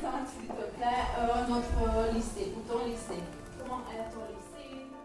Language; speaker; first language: French; non-native, fluent; Hungarian